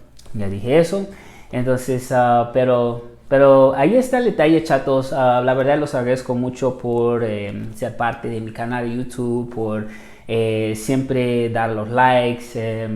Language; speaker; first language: Spanish; non-native, fluent; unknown